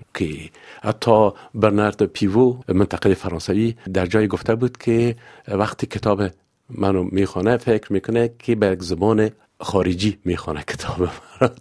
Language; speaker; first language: Persian; native; Persian